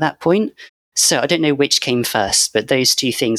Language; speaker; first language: English; native; English